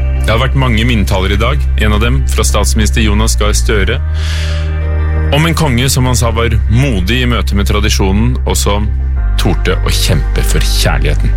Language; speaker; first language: Norwegian; native; Norwegian